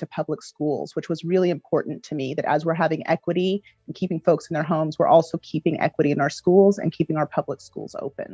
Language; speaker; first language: English; native; English